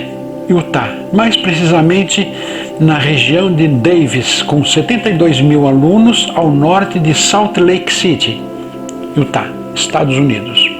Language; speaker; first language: Portuguese; native; Portuguese